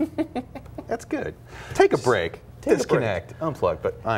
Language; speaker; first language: English; native; English